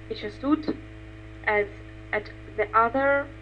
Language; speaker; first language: English; non-native, learner; Russian